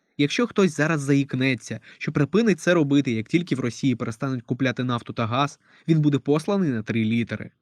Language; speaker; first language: Ukrainian; non-native, local second language; Russian